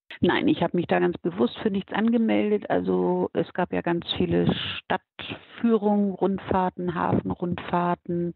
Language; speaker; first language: German; native; German